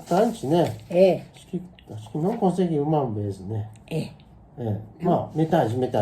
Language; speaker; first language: Portuguese; non-native, learner; Japanese